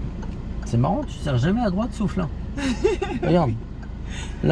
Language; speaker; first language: French; native; French